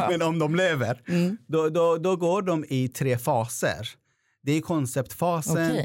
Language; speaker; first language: Swedish; non-native, fluent; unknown